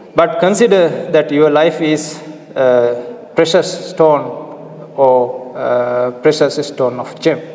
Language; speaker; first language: English; non-native, local second language; Sinhala